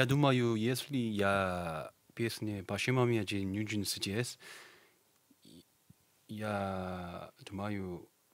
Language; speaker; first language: Russian; non-native, learner; Korean